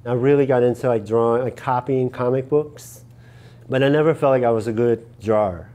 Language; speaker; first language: English; native; English